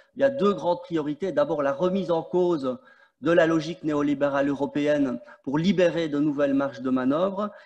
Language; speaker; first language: French; native; French